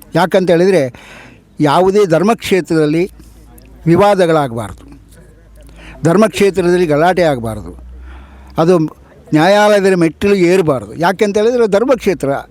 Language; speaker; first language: Kannada; non-native, local second language; Tulu